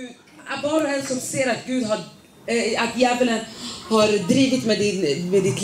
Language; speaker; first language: Swedish; non-native, fluent; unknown